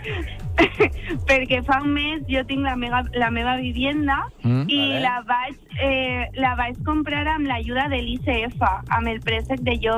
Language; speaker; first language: Catalan; non-native, local second language; Spanish